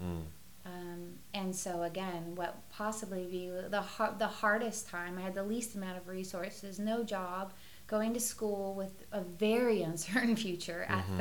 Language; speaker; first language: English; native; English